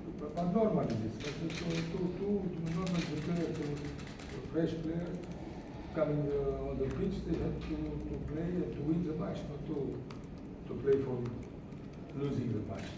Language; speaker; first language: English; non-native, fluent; Romanian